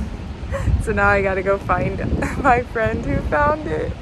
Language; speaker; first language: English; native; English